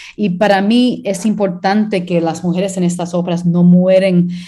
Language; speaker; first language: Spanish; early bilingual, heritage; Spanish